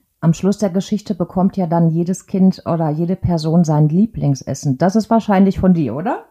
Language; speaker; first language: German; native; German